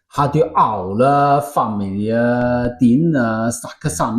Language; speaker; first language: Norwegian; non-native, learner; Welsh